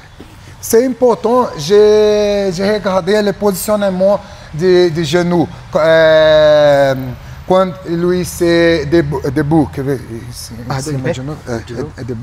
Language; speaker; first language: French; non-native, learner; Portuguese